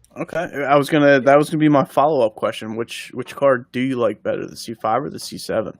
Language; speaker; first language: English; native; English